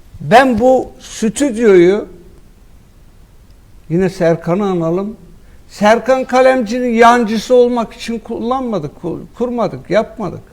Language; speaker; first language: Turkish; native; Turkish